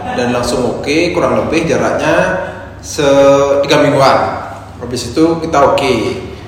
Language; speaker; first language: Indonesian; non-native, local second language; Balinese